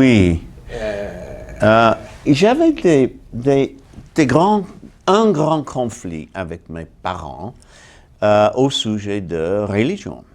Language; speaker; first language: French; non-native, fluent; English